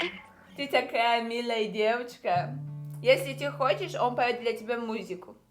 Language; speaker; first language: Russian; non-native, learner; Tajik